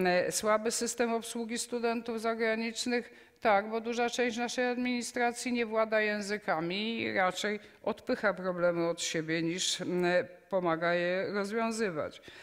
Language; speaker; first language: Polish; native; Polish